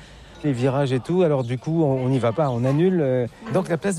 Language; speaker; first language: French; native; French